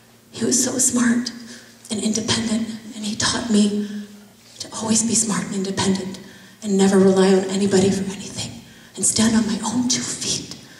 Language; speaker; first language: English; early bilingual, other home language; Persian